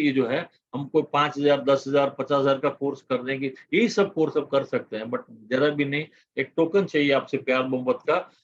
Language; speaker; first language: Hindi; non-native, local second language; Gujarati